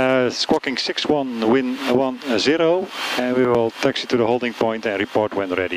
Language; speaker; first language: English; non-native, fluent; Dutch